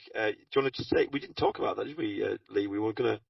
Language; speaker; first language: English; native; English